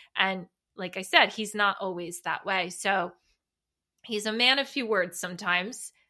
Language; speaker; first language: English; native; English